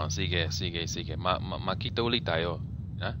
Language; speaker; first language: Filipino; non-native, learner; English